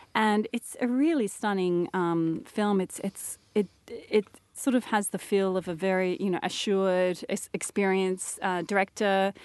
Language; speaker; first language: English; native; English